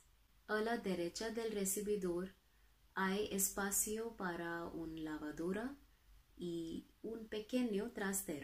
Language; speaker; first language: Spanish; non-native, learner; Hindi